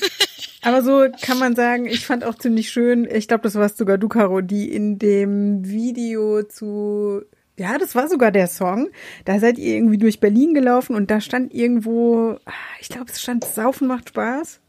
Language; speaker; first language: German; native; German